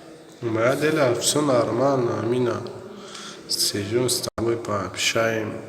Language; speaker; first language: Russian; non-native, learner; Tajik